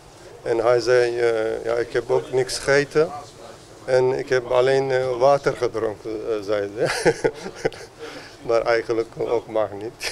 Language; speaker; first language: Dutch; non-native, learner; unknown